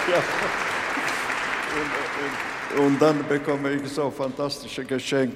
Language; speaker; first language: German; non-native, learner; Latvian